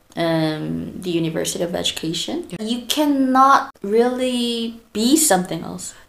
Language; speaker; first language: English; non-native, fluent; Korean